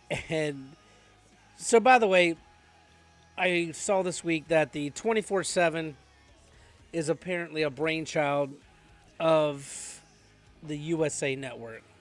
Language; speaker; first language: English; native; English